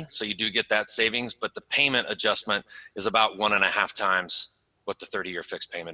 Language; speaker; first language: English; native; English